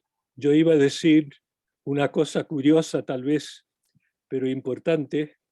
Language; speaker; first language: Spanish; non-native, fluent; English